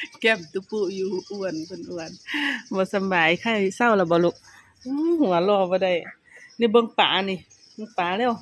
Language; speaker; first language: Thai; non-native, local second language; Lao